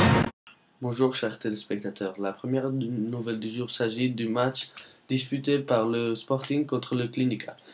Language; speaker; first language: French; non-native, learner; Spanish